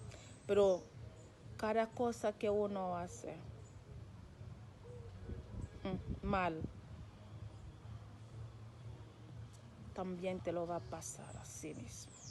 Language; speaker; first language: Spanish; non-native, local second language; Haitian Creole